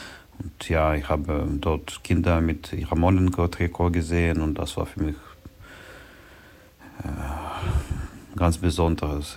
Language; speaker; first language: German; non-native, learner; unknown